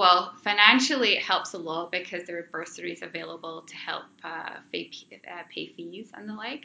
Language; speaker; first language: English; native; English